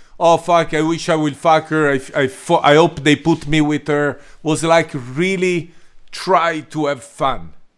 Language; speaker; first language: English; non-native, fluent; Italian